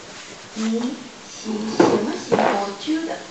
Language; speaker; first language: Chinese; non-native, learner; Japanese